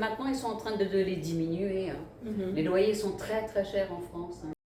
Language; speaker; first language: French; early bilingual, other home language; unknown